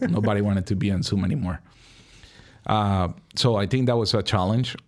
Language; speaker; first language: English; non-native, fluent; Spanish